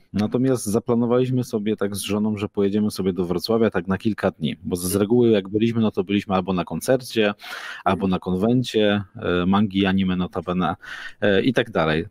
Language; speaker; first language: Polish; native; Polish